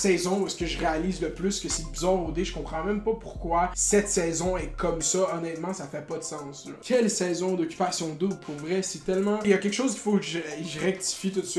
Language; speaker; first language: French; native; French